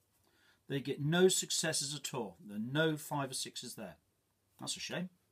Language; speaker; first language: English; native; English